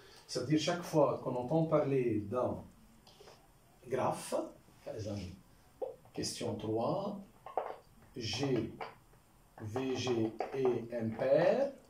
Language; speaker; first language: French; non-native, local second language; Arabic